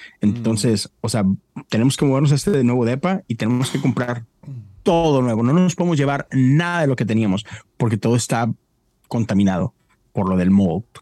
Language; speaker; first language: Spanish; native; Spanish